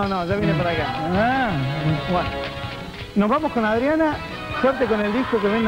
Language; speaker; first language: Spanish; native; Spanish